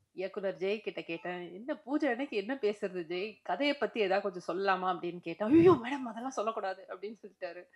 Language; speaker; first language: Tamil; native; Tamil